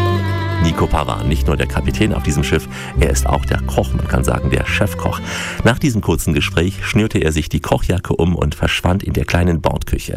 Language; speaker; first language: German; native; German